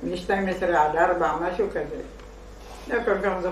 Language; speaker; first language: Hebrew; non-native, fluent; Arabic